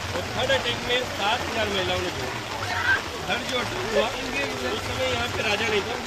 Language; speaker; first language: Hindi; native; Hindi